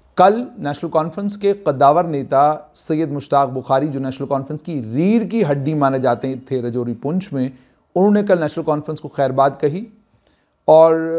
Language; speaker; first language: Hindi; non-native, local second language; Dogri